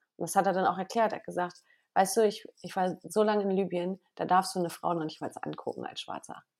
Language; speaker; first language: German; native; German